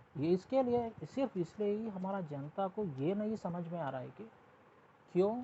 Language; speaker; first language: Hindi; non-native, local second language; Telugu